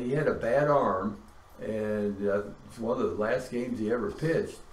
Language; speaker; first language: English; native; English